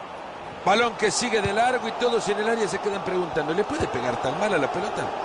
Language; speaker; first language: Spanish; native; Spanish